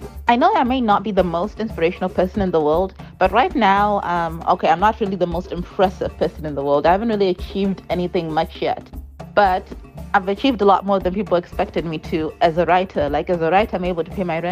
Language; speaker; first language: English; non-native, local second language; Shona